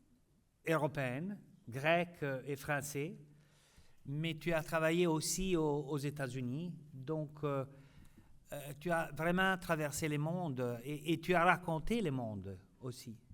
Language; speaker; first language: French; non-native, fluent; Italian